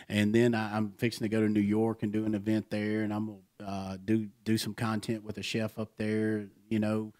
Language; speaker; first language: English; native; English